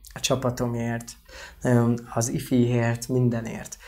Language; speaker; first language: Hungarian; non-native, local second language; Romany